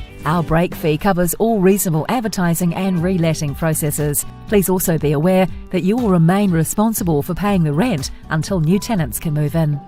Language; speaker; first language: English; native; English